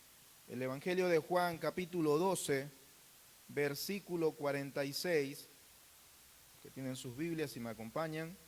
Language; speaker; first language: Spanish; native; Spanish